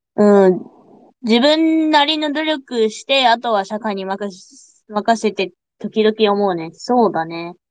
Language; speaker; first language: Japanese; non-native, fluent; English